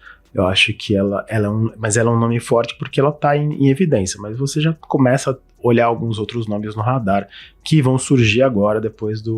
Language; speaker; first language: Portuguese; native; Portuguese